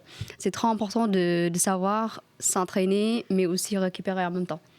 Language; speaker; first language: French; non-native, fluent; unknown